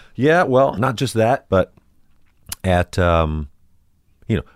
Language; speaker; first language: English; native; English